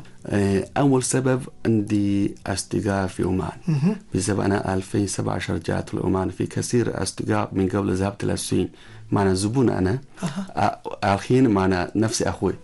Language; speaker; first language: Arabic; non-native, learner; Chinese